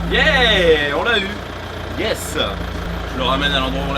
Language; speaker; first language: French; native; French